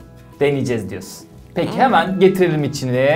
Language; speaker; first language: Turkish; native; Turkish